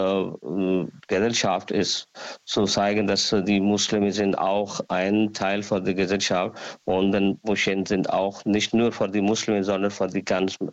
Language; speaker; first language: German; non-native, learner; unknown